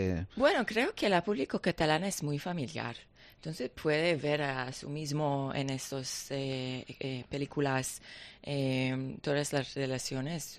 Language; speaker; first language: Spanish; non-native, learner; Hebrew